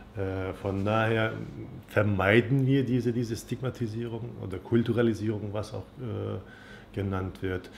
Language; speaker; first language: German; non-native, fluent; Turkish